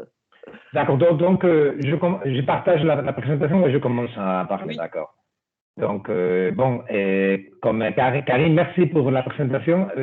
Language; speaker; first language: French; non-native, fluent; Spanish